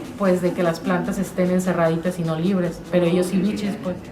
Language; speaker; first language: Spanish; native; Spanish